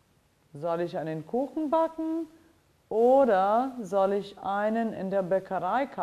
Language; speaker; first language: German; non-native, fluent; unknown